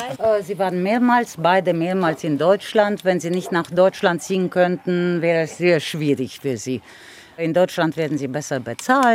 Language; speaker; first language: German; non-native, fluent; Romanian